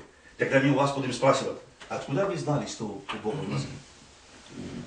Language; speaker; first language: Russian; non-native, fluent; Arabic